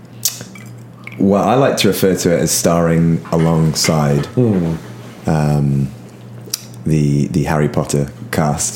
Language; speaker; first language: English; native; English